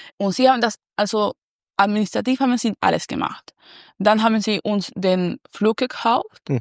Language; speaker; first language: German; non-native, learner; Spanish